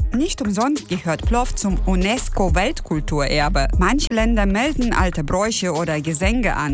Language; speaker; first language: German; non-native, fluent; Uzbek